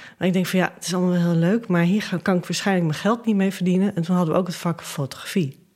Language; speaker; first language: Dutch; native; Dutch